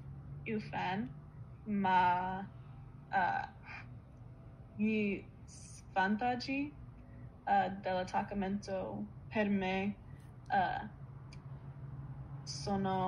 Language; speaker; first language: Italian; non-native, learner; English